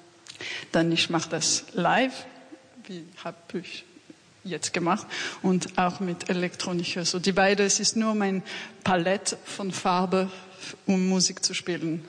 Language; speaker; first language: German; non-native, learner; French